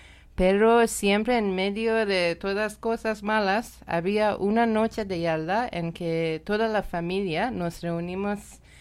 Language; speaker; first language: Spanish; non-native, learner; Persian